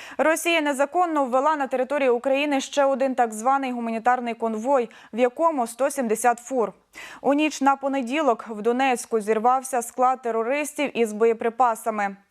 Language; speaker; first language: Ukrainian; native; Ukrainian